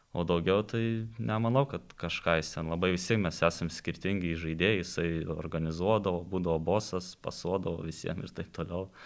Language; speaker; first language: Lithuanian; native; Lithuanian